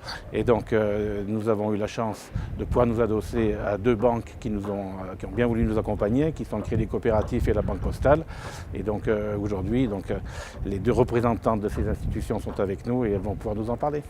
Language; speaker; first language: French; native; French